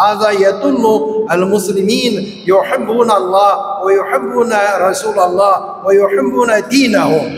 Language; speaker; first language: Arabic; non-native, fluent; Chinese